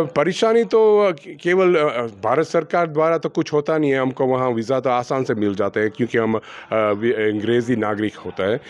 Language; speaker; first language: Hindi; non-native, fluent; Gujarati